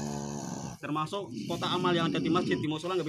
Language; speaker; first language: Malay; non-native, local second language; Javanese